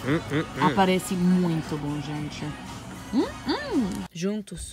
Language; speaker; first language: Portuguese; non-native, learner; English